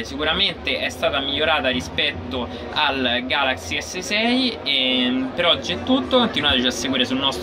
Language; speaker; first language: Italian; native; Italian